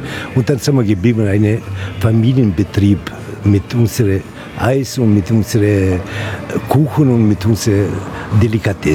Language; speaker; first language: German; non-native, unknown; Italian